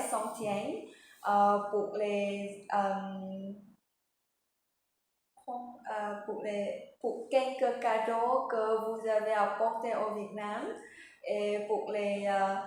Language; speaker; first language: French; non-native, learner; Vietnamese